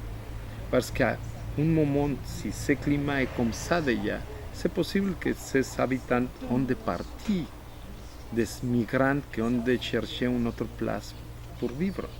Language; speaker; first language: French; non-native, fluent; Spanish